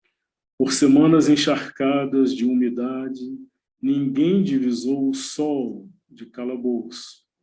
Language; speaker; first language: Portuguese; native; Portuguese